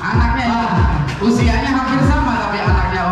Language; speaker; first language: Indonesian; native; Indonesian